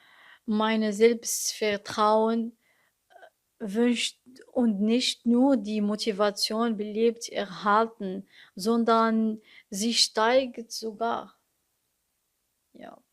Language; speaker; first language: German; non-native, learner; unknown